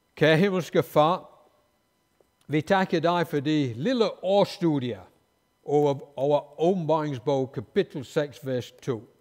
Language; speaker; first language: Danish; non-native, fluent; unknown